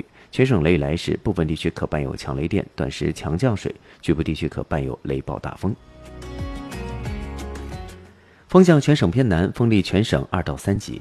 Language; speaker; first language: Chinese; native; Chinese